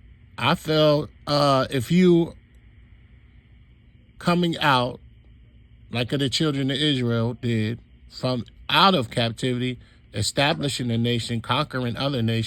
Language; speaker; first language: English; native; English